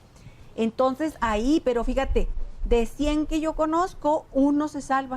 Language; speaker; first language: Spanish; native; Spanish